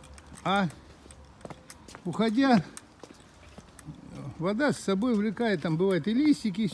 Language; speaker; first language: Russian; native; Russian